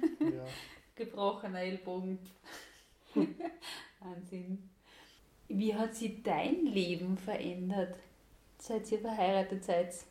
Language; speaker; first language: German; native; German